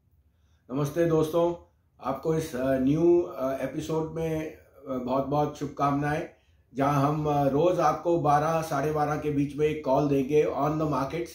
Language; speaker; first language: Hindi; native; Hindi